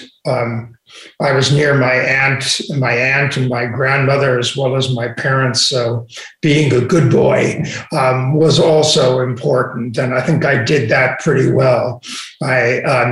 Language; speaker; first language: English; native; English